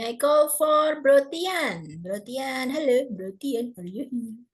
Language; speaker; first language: English; non-native, fluent; Indonesian